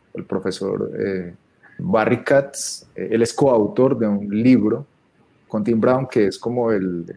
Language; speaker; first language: Spanish; native; Spanish